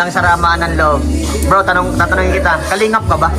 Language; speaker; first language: Filipino; native; Filipino